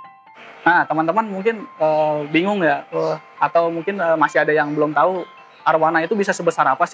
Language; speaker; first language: Indonesian; native; Indonesian